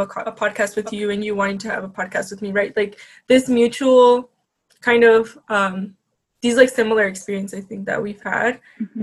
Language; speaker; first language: English; native; English